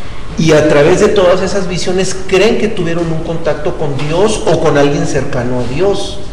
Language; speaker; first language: Spanish; native; Spanish